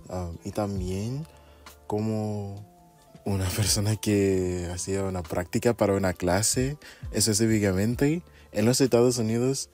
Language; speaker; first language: Spanish; non-native, fluent; English